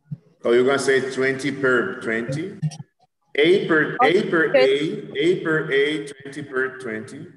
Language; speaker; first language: English; non-native, fluent; Spanish